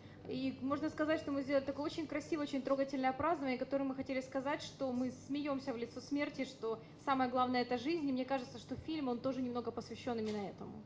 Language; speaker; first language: Russian; native; Russian